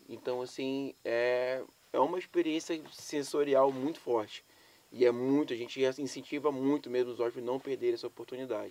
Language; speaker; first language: Portuguese; native; Portuguese